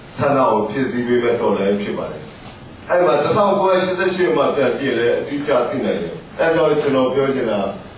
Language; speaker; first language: Burmese; non-native, local second language; Mon